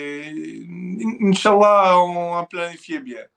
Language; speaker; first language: French; non-native, fluent; English